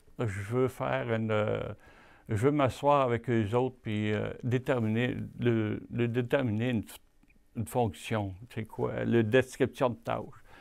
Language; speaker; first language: French; native; French